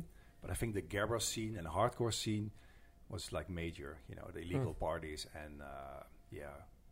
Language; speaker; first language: English; non-native, fluent; Dutch